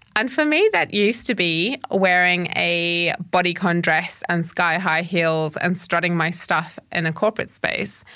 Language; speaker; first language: English; native; English